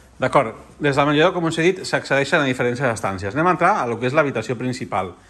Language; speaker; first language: Catalan; non-native, local second language; Spanish